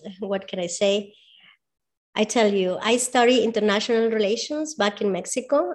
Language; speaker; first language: English; non-native, fluent; Spanish